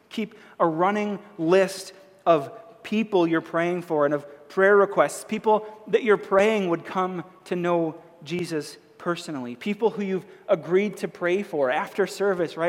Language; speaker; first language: English; native; English